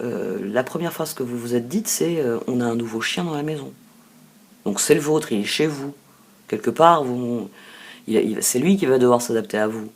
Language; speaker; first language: French; native; French